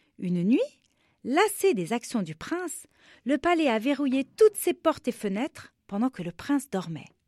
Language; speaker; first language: French; non-native, local second language; Arabic